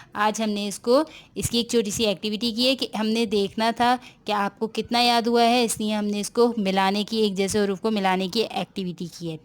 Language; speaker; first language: Urdu; native; Urdu